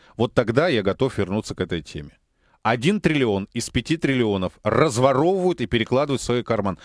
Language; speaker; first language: Russian; native; Russian